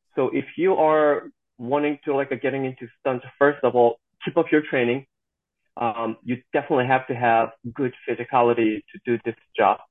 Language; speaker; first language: English; non-native, fluent; Korean